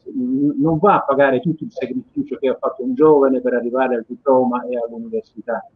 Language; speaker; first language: Italian; native; Italian